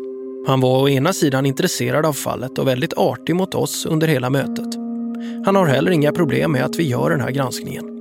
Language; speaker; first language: Swedish; native; Swedish